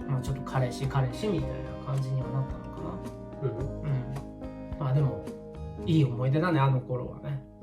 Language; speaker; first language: Japanese; native; Japanese